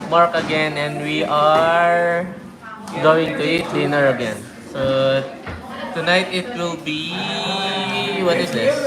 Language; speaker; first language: English; non-native, local second language; Filipino